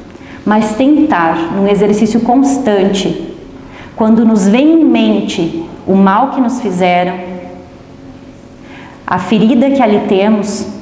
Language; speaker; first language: Portuguese; native; Portuguese